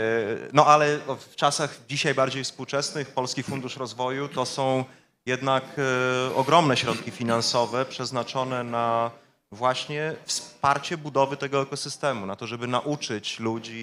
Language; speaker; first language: Polish; native; Polish